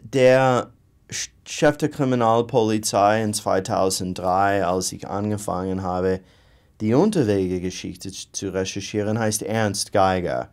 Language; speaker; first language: German; non-native, fluent; English